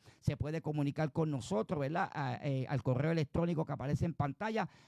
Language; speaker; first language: Spanish; native; Spanish